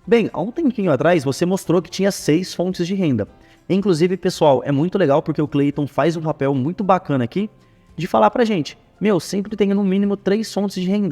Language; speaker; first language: Portuguese; native; Portuguese